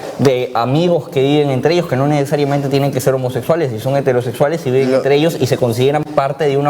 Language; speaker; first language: Spanish; native; Spanish